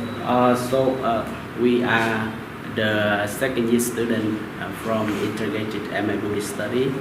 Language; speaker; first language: English; non-native, learner; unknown